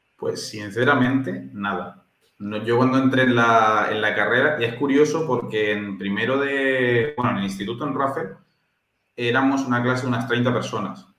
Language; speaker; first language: Spanish; native; Spanish